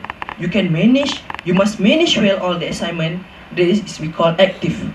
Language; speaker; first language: English; non-native, local second language; Malay